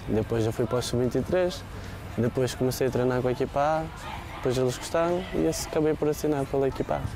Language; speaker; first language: Portuguese; native; Portuguese